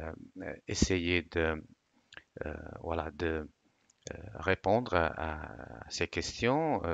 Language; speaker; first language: French; non-native, fluent; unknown